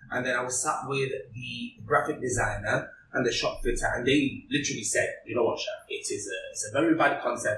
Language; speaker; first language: English; early bilingual, other home language; Cantonese